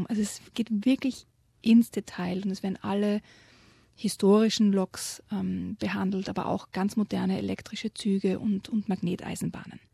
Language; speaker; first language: German; native; German